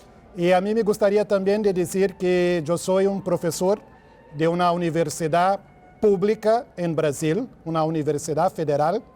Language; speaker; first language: Spanish; non-native, fluent; Portuguese